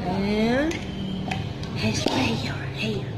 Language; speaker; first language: English; non-native, learner; Indonesian